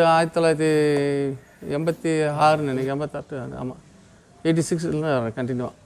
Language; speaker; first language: Tamil; non-native, local second language; Marathi